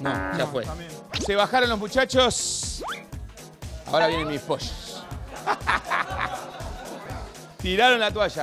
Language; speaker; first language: Spanish; native; Spanish